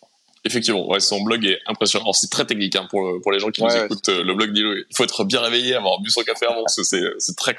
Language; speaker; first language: French; native; French